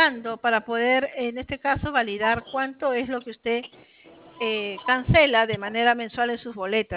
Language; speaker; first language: Spanish; native; Spanish